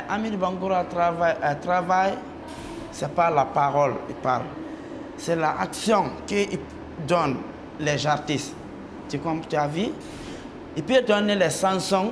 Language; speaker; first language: French; non-native, local second language; Mandingo